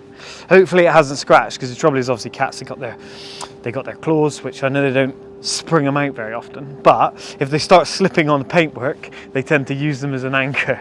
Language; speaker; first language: English; native; English